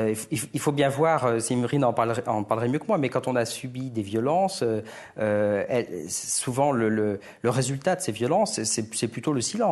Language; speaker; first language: French; native; French